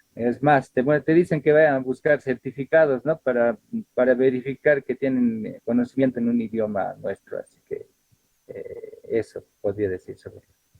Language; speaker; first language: Spanish; non-native, local second language; Aymara